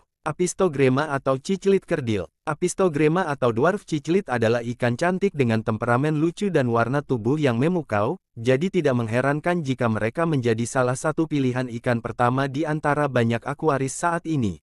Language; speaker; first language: Indonesian; native; Indonesian